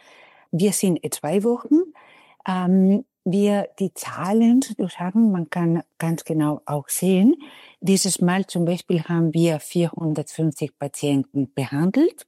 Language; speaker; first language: German; non-native, fluent; Spanish